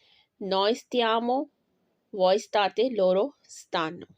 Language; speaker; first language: Italian; non-native, fluent; Urdu